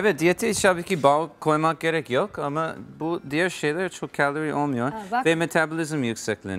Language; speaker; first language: Turkish; non-native, learner; English